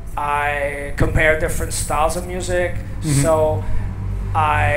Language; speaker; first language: English; native; English